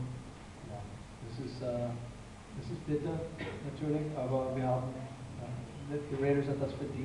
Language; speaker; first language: German; non-native, fluent; English